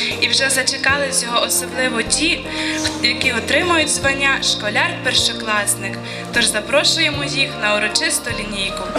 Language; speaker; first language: Ukrainian; native; Ukrainian